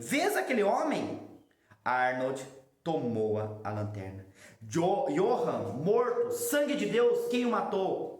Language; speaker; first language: Portuguese; native; Portuguese